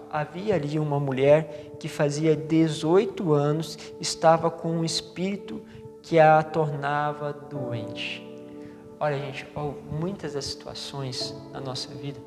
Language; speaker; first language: Portuguese; native; Portuguese